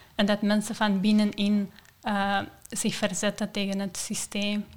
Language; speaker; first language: Dutch; non-native, fluent; Persian